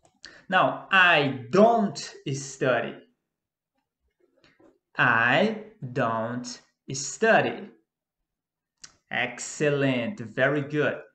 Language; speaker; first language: English; non-native, fluent; Portuguese